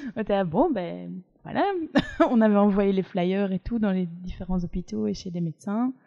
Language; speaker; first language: French; native; French